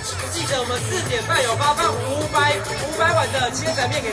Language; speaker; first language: Chinese; native; Chinese